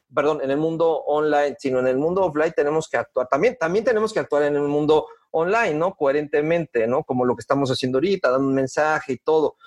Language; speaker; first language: Spanish; native; Spanish